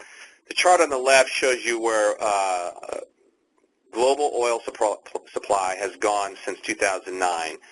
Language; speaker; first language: English; native; English